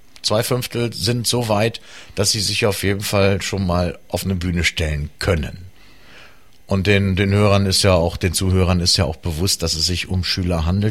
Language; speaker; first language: German; native; German